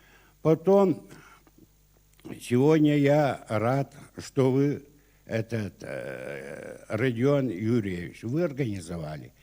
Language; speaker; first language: Russian; non-native, local second language; Yakut